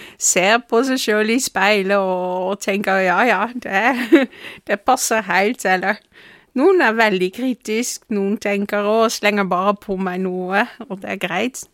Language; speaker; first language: Norwegian; non-native, fluent; Dutch